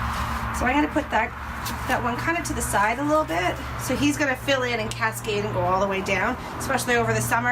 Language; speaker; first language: English; native; English